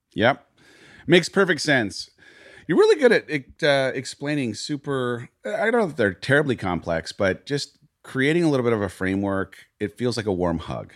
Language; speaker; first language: English; native; English